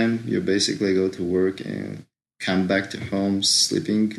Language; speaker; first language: English; non-native, fluent; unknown